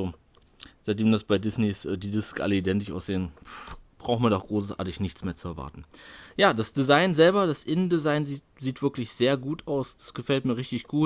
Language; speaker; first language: German; native; German